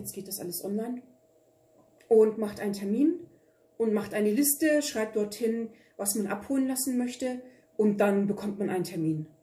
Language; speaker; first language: German; early bilingual, other home language; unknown